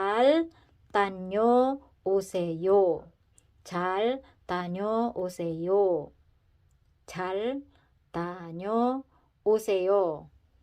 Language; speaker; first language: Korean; non-native, fluent; Filipino